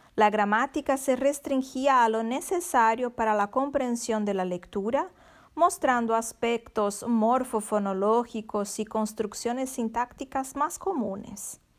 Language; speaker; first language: Spanish; non-native, fluent; Portuguese